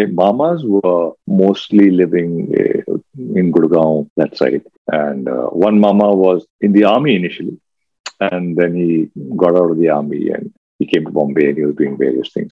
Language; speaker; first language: English; non-native, local second language; Urdu